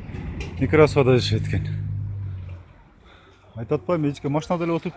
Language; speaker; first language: Kyrgyz; native; Kyrgyz